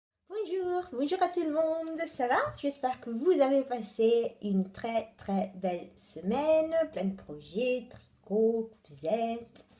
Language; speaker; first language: French; non-native, fluent; Italian